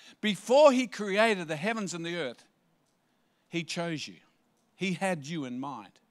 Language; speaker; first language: English; native; English